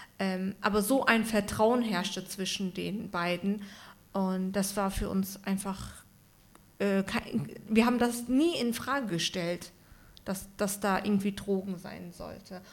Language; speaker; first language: German; early bilingual, other home language; Turkish